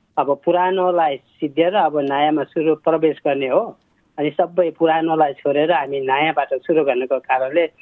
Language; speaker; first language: Nepali; non-native, local second language; Sherpa